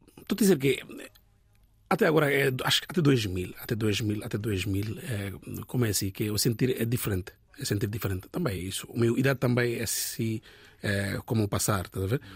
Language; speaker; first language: Portuguese; non-native, learner; Bangla